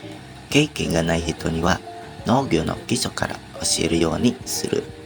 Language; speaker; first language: Japanese; non-native, learner; Indonesian